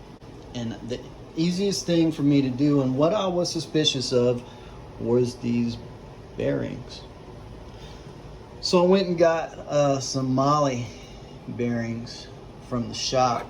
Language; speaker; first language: English; native; English